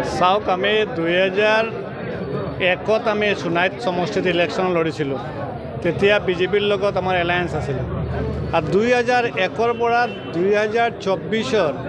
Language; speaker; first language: Assamese; non-native, local second language; Bangla